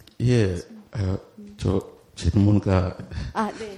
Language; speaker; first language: Korean; non-native, learner; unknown